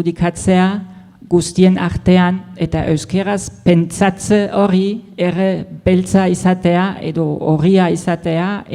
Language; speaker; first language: Basque; non-native, fluent; German